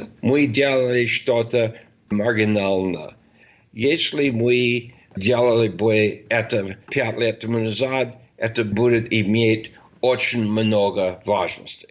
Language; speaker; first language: Russian; non-native, fluent; English